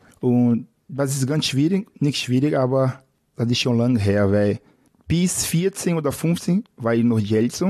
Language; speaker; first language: German; non-native, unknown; Portuguese